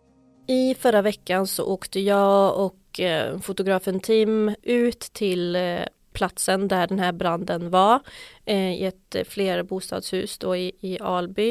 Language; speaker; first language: Swedish; native; Swedish